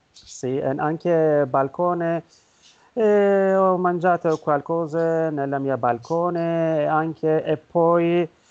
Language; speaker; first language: Italian; non-native, learner; Turkish